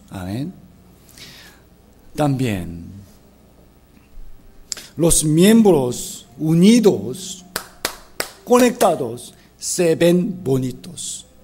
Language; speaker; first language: Spanish; non-native, fluent; Korean